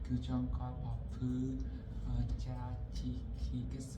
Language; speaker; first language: Korean; non-native, learner; Vietnamese